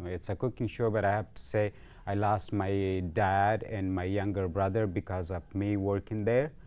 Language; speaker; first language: English; non-native, fluent; Pashto